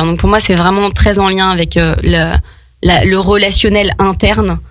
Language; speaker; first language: French; native; French